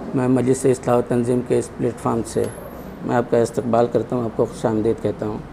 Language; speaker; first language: Hindi; non-native, local second language; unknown